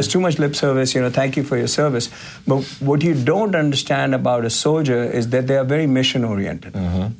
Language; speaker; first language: English; non-native, local second language; Hindi